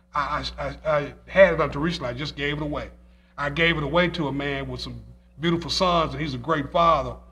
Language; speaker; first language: English; native; English